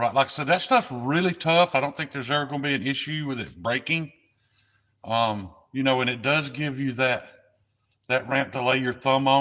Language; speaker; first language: English; native; English